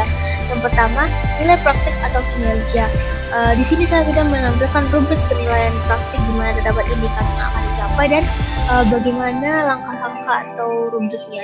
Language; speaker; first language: Indonesian; native; Indonesian